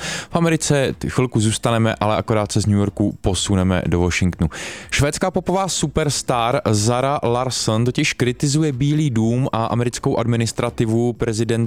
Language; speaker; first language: Czech; native; Czech